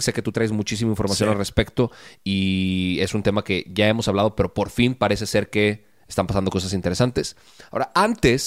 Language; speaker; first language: Spanish; native; Spanish